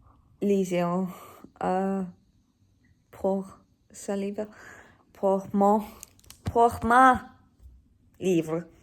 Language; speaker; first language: French; non-native, learner; English